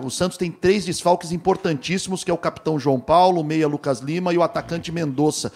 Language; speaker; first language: Portuguese; native; Portuguese